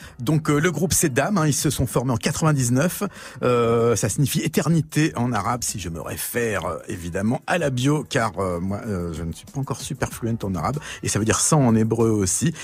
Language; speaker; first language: French; native; French